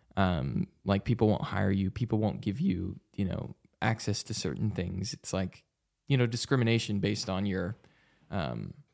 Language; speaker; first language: English; native; English